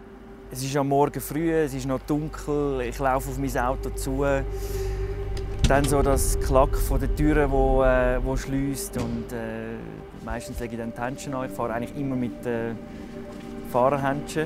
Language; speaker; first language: German; native; German